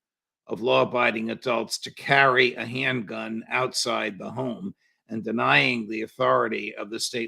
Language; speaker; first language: English; native; English